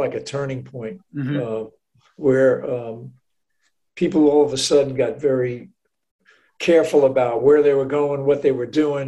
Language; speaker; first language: English; native; English